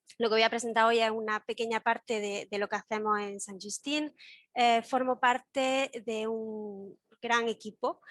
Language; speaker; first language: Spanish; native; Spanish